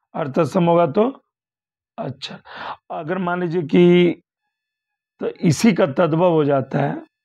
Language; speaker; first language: Hindi; native; Hindi